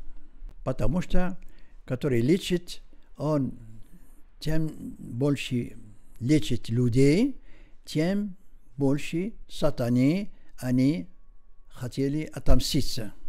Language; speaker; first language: Russian; non-native, learner; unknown